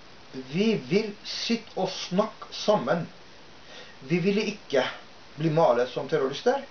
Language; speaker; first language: Norwegian; non-native, fluent; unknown